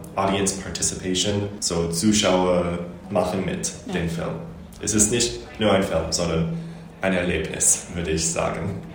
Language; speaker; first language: German; non-native, learner; English